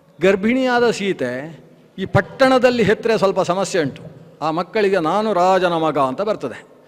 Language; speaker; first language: Kannada; non-native, local second language; Tulu